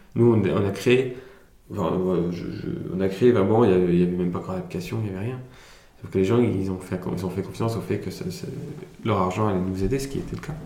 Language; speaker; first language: French; early bilingual, other home language; Italian